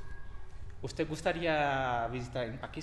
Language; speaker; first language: Spanish; non-native, learner; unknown